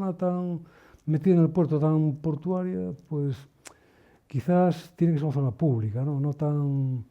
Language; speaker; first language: Spanish; native; Spanish